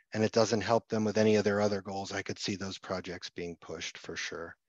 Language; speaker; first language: English; native; English